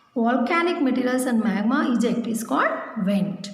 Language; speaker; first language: English; non-native, local second language; Kannada